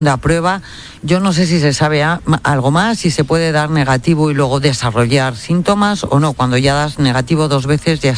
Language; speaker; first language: Spanish; native; Spanish